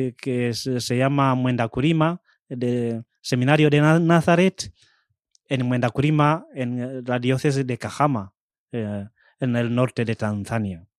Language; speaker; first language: Spanish; non-native, fluent; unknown